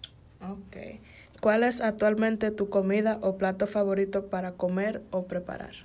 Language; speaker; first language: Spanish; early bilingual, heritage; Spanish